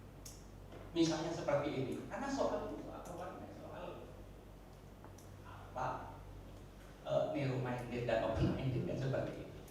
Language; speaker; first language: Indonesian; native; Indonesian